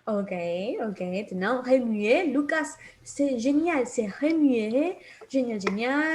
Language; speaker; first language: French; non-native, fluent; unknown